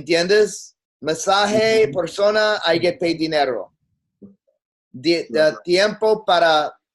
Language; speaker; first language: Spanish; non-native, learner; English